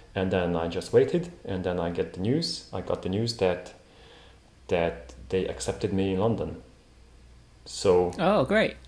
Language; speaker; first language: English; non-native, fluent; Hungarian